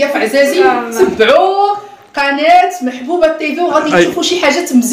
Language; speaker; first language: Arabic; native; Arabic